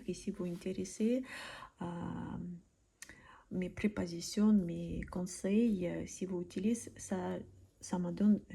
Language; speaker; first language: French; non-native, learner; Russian